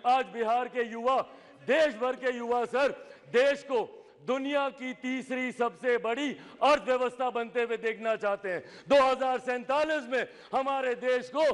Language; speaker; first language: Hindi; native; Hindi